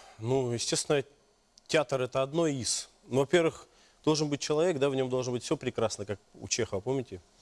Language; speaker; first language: Russian; native; Russian